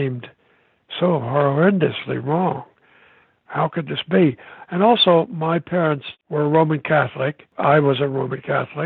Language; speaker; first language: English; native; English